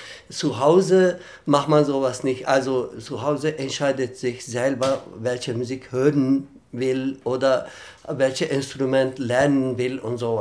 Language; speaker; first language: German; non-native, fluent; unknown